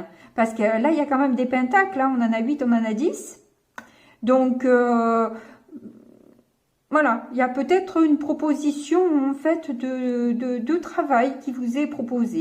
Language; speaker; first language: French; native; French